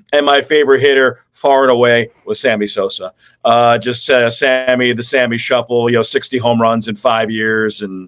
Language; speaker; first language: English; native; English